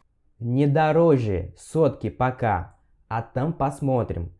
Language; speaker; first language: Russian; non-native, fluent; Portuguese